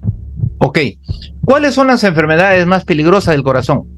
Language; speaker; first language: Spanish; native; Spanish